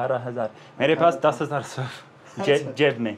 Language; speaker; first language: Hindi; non-native, learner; English